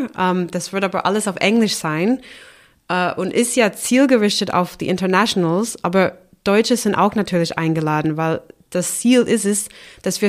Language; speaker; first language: German; non-native, fluent; English